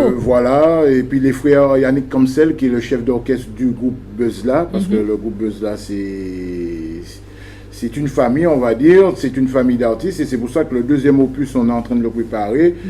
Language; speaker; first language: French; native; French